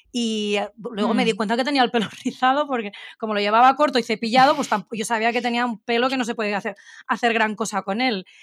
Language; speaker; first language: Spanish; native; Spanish